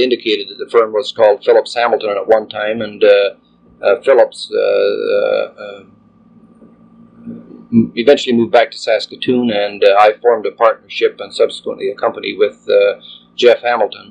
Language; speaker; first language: English; native; English